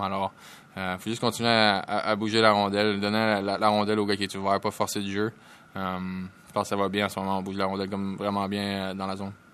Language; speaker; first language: French; native; French